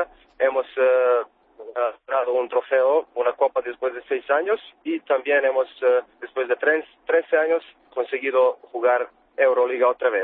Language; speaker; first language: Spanish; non-native, fluent; Serbian